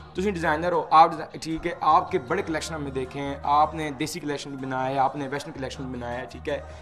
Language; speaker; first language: Urdu; non-native, local second language; Punjabi